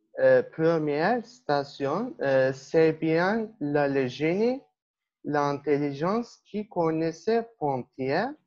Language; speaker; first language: French; non-native, learner; Turkish